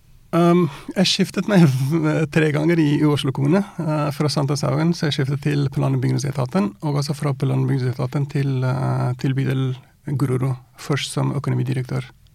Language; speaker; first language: Norwegian; non-native, fluent; Persian